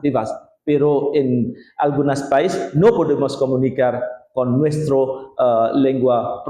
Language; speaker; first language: Spanish; non-native, learner; Indonesian